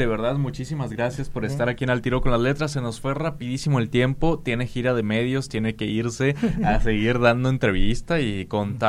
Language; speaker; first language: Spanish; native; Spanish